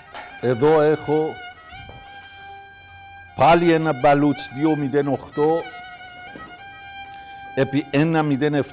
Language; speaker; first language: Greek; non-native, learner; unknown